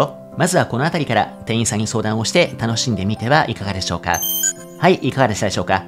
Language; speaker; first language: Japanese; native; Japanese